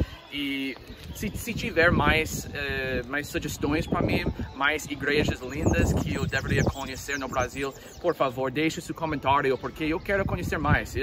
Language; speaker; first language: Portuguese; non-native, fluent; English